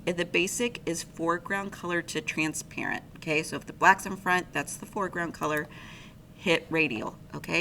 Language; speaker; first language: English; native; English